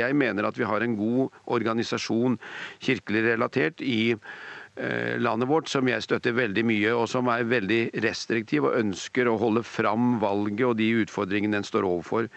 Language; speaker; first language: Norwegian; native; Norwegian